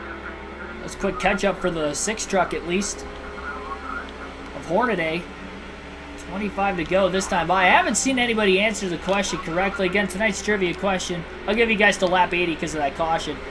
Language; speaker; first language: English; native; English